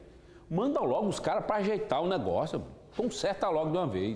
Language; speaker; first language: Portuguese; native; Portuguese